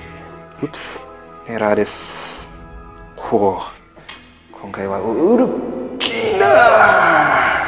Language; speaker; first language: Japanese; non-native, learner; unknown